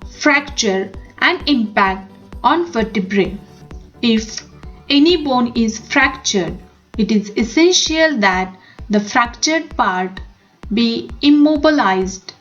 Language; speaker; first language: English; non-native, local second language; Marathi